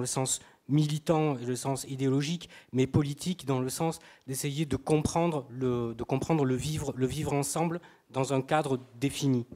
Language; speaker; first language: French; native; French